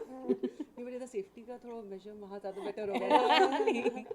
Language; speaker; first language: Hindi; native; Hindi